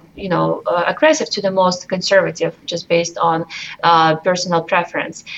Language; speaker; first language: English; non-native, fluent; Russian